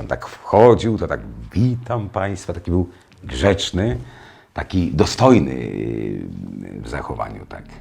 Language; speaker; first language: Polish; native; Polish